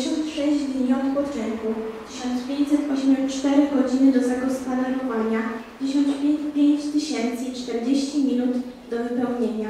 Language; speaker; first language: Polish; native; Polish